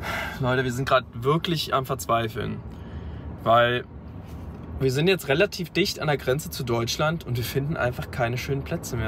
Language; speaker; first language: German; native; German